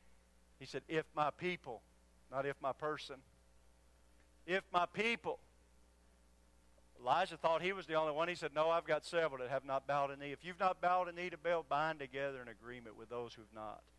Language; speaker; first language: English; native; English